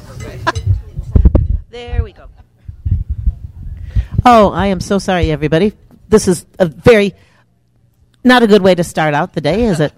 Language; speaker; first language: English; native; English